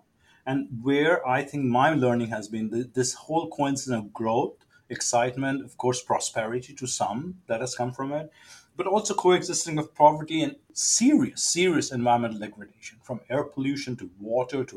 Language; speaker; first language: English; non-native, local second language; Hindi